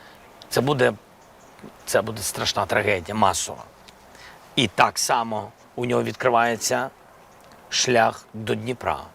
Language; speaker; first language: Ukrainian; non-native, local second language; Russian